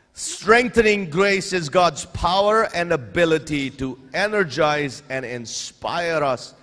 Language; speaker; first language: English; non-native, local second language; Urdu